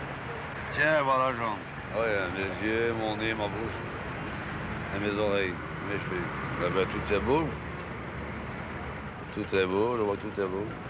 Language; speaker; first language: French; native; French